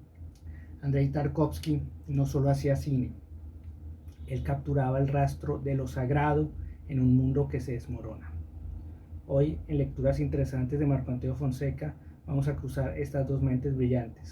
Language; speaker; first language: Spanish; native; Spanish